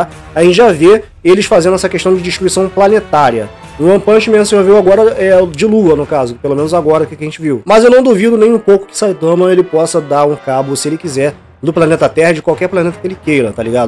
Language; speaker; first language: Portuguese; native; Portuguese